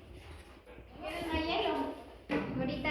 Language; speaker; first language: Spanish; native; Spanish